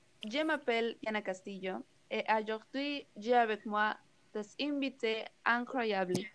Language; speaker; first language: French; non-native, learner; Spanish